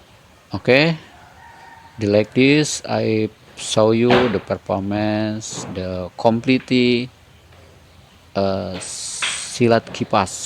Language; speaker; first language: English; non-native, learner; Indonesian